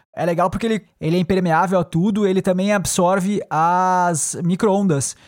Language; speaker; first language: Portuguese; native; Portuguese